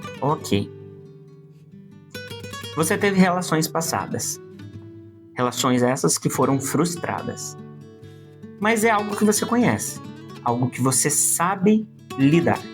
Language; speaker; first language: Portuguese; native; Portuguese